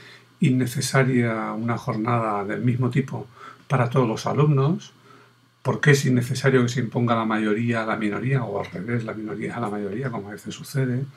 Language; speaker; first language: Spanish; native; Spanish